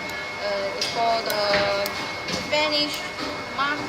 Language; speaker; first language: English; non-native, learner; Chinese